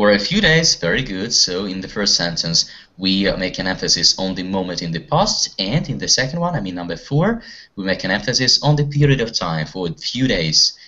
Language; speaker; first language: English; non-native, fluent; Russian